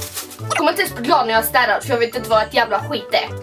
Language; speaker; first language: Swedish; native; Swedish